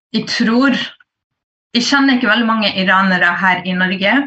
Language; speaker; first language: Norwegian; early bilingual, other home language; Persian